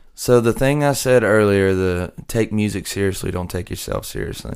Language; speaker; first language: English; native; English